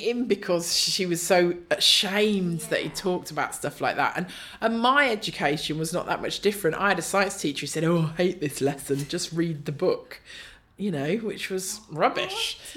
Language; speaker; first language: English; native; English